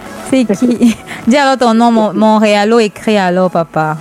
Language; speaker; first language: French; native; French